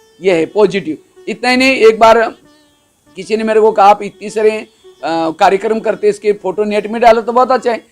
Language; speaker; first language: Hindi; non-native, local second language; Marathi